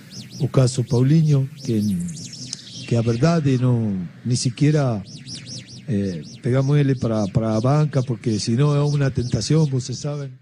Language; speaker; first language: Portuguese; non-native, learner; Spanish